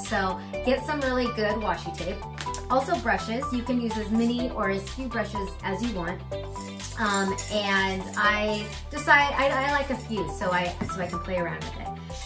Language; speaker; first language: English; native; English